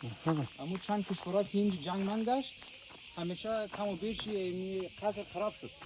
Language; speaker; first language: Persian; early bilingual, heritage; Persian